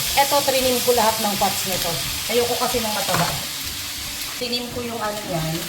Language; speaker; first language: Filipino; non-native, local second language; Bikol